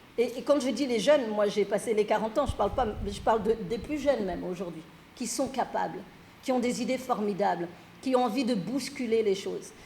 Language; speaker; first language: French; early bilingual, other home language; Fula